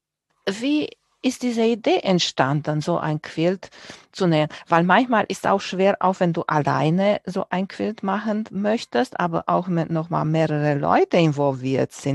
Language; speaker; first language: German; non-native, fluent; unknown